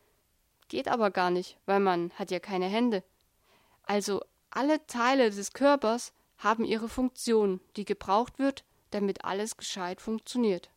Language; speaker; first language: German; native; German